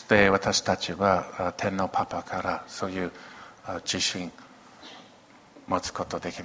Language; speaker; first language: Japanese; non-native, local second language; English